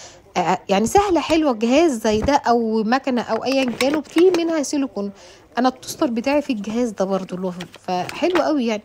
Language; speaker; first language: Arabic; native; Arabic